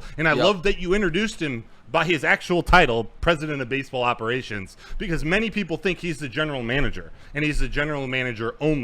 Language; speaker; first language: English; native; English